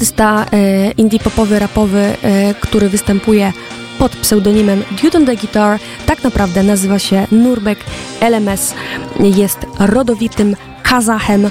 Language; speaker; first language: Polish; native; Polish